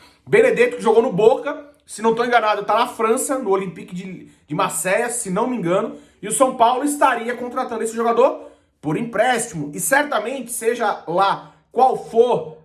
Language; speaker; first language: Portuguese; native; Portuguese